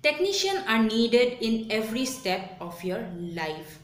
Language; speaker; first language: English; non-native, local second language; Bangla